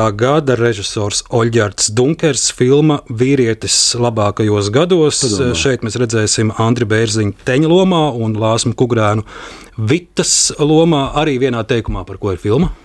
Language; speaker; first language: Latvian; native; Latvian